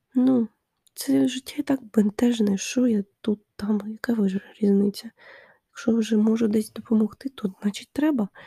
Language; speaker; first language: Ukrainian; non-native, local second language; Russian